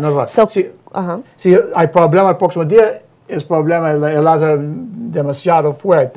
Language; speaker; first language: Spanish; non-native, learner; English